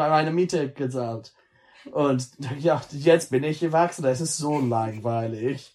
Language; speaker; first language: German; non-native, learner; English